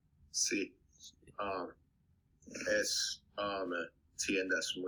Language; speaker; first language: Spanish; non-native, learner; English